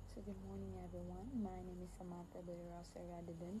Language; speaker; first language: English; non-native, local second language; Filipino